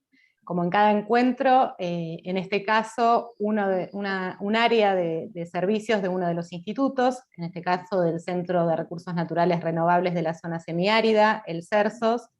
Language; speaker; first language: Spanish; native; Spanish